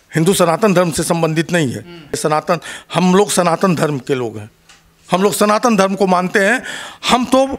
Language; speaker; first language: Hindi; native; Hindi